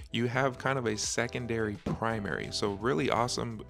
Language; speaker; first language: English; native; English